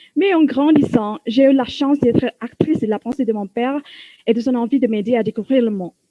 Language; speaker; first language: French; non-native, fluent; Indonesian